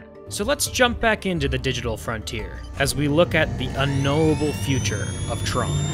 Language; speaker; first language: English; native; English